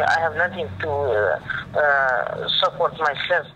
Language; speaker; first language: English; non-native, learner; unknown